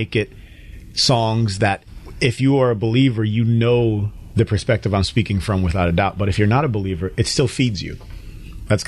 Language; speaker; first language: English; native; English